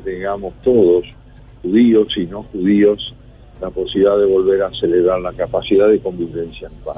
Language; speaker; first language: Spanish; native; Spanish